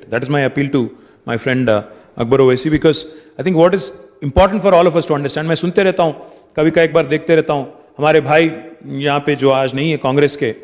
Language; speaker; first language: Hindi; non-native, local second language; Telugu